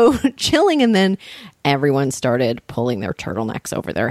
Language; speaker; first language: English; native; English